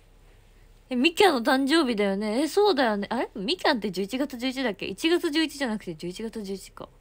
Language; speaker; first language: Japanese; native; Japanese